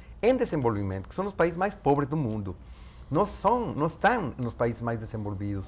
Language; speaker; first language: Portuguese; non-native, fluent; Spanish